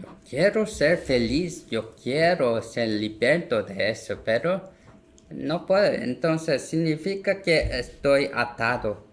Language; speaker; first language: Spanish; non-native, learner; Korean